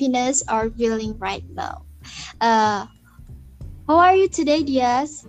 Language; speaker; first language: English; non-native, learner; Indonesian